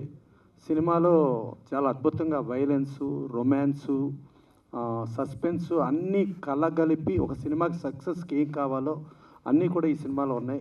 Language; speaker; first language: Telugu; native; Telugu